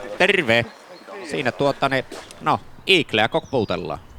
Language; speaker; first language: Finnish; native; Finnish